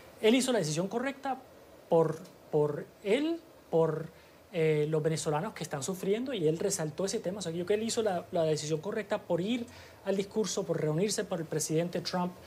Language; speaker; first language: Spanish; early bilingual, heritage; Spanish